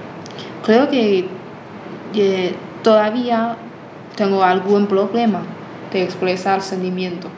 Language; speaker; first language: Spanish; non-native, fluent; Chinese